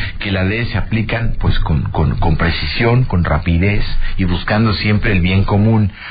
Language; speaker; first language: Spanish; native; Spanish